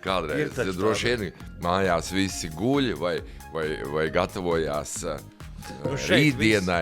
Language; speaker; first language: Latvian; native; Latvian